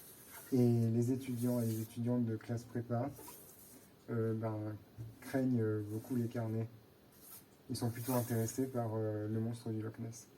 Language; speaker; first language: French; native; French